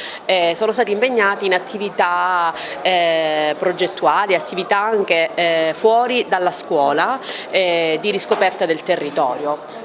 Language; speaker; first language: Italian; native; Italian